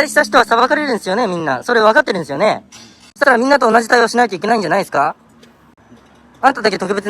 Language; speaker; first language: Japanese; native; Japanese